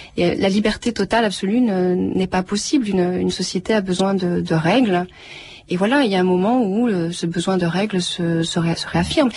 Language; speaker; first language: French; native; French